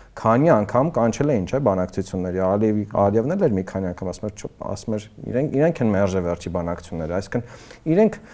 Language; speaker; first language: Armenian; native; Armenian